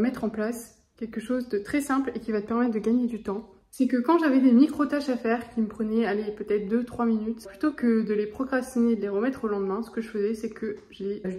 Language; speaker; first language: French; native; French